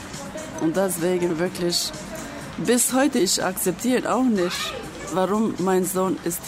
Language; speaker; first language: German; non-native, learner; Albanian